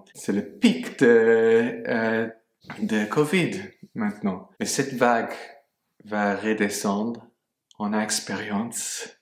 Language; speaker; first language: French; non-native, fluent; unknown